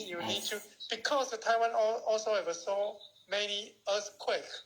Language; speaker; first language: English; non-native, learner; Chinese